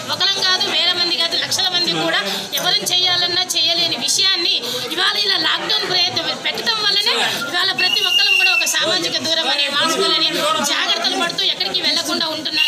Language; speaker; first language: Telugu; native; Telugu